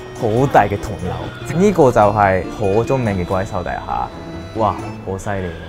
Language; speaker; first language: Cantonese; non-native, learner; Japanese